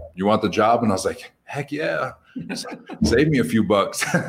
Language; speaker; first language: English; native; English